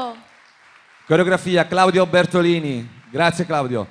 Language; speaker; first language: Italian; native; Italian